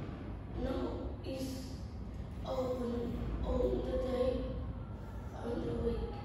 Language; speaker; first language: English; non-native, learner; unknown